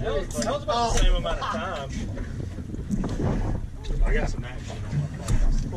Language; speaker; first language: English; native; English